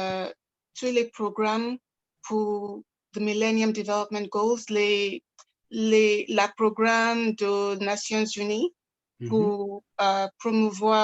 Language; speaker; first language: French; non-native, local second language; Yoruba